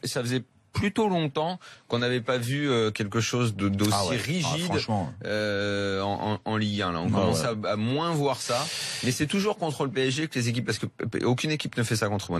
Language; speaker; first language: French; native; French